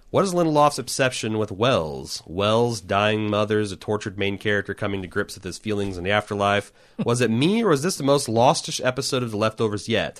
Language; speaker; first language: English; native; English